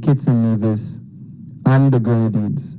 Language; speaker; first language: English; native; English